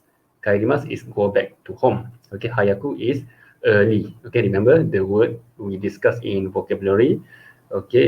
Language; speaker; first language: English; non-native, local second language; Malay